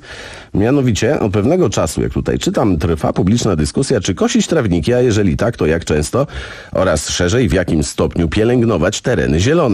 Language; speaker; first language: Polish; native; Polish